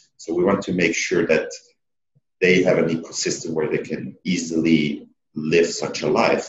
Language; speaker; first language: English; non-native, fluent; Italian